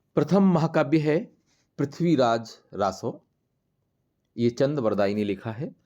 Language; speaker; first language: Hindi; native; Hindi